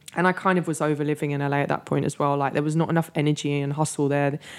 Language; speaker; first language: English; native; English